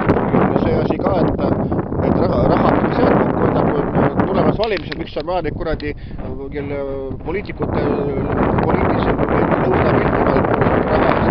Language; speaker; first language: Estonian; native; Estonian